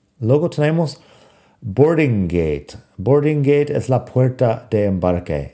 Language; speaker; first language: Spanish; non-native, fluent; English